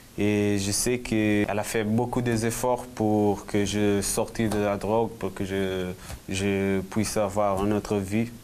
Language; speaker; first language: French; non-native, learner; Portuguese